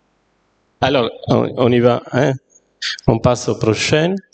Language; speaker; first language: French; non-native, fluent; Italian